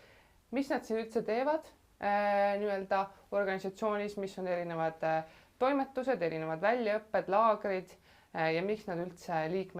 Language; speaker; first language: Estonian; native; Estonian